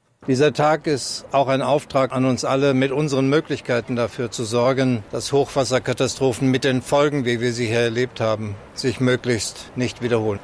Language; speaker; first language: German; native; German